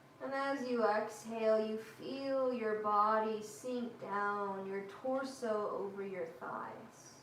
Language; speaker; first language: English; native; English